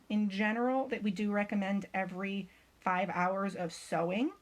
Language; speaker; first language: English; native; English